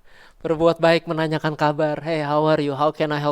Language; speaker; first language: English; non-native, local second language; Indonesian